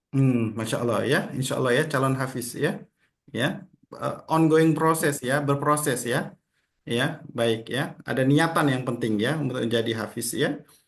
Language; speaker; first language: Indonesian; native; Indonesian